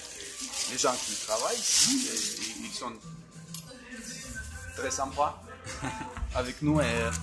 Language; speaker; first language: French; non-native, fluent; Russian